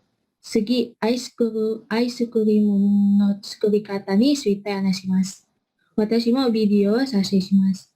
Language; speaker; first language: Japanese; non-native, learner; Indonesian